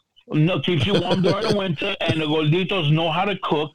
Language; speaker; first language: English; early bilingual, other home language; Spanish